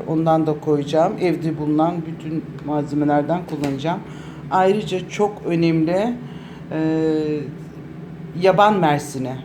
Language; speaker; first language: Turkish; native; Turkish